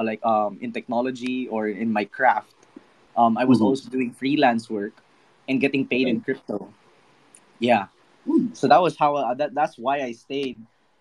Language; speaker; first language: English; non-native, local second language; Filipino